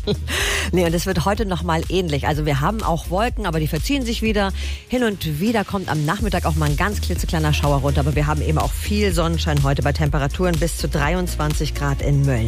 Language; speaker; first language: German; native; German